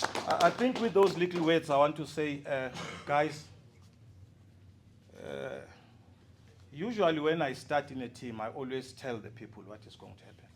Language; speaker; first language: English; non-native, local second language; Zulu